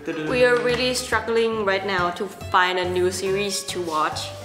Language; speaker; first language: English; non-native, fluent; Thai